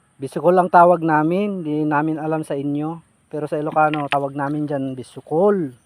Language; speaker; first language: Filipino; non-native, local second language; Iloko